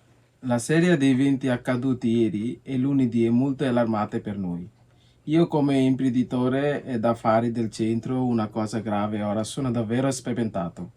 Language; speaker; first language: Italian; non-native, learner; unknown